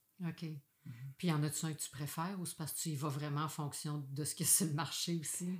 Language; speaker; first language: French; native; French